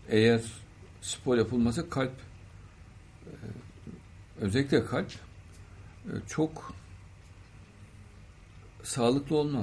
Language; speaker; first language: Turkish; native; Turkish